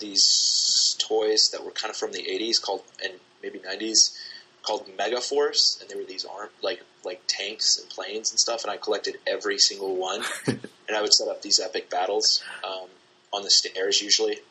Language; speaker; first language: English; native; English